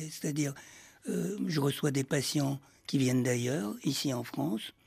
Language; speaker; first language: French; early bilingual, heritage; French